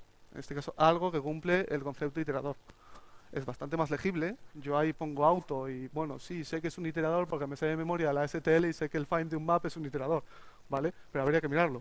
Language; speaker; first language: Spanish; native; Spanish